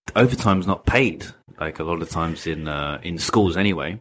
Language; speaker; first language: English; native; English